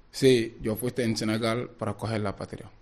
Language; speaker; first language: Spanish; non-native, learner; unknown